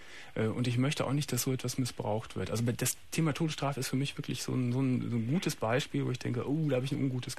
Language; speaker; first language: German; native; German